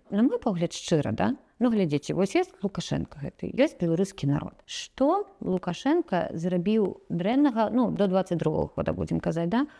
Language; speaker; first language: Belarusian; non-native, local second language; Russian